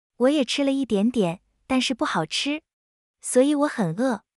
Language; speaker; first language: Chinese; non-native, learner; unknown